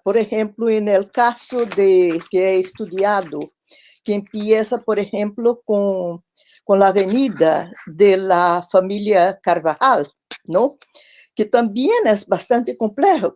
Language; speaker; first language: Spanish; non-native, fluent; Portuguese